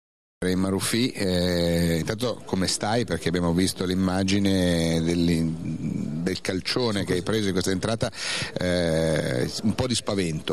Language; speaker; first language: Italian; native; Italian